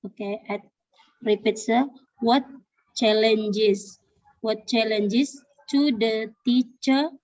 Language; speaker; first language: English; non-native, learner; Indonesian